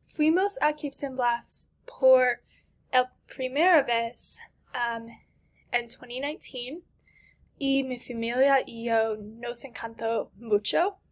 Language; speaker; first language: Spanish; non-native, learner; English